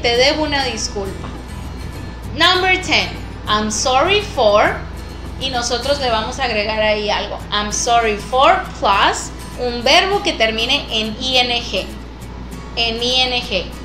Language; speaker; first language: Spanish; native; Spanish